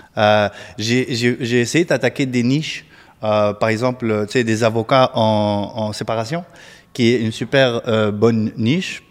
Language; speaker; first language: French; non-native, local second language; Arabic